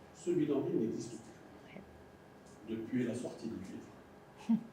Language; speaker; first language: French; non-native, local second language; Arabic